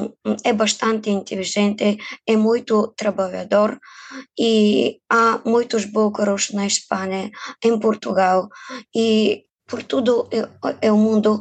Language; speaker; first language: Portuguese; non-native, fluent; Bulgarian